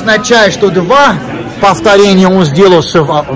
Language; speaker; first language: Russian; non-native, fluent; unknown